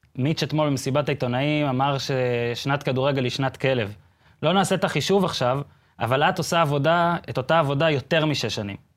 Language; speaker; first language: Hebrew; native; Hebrew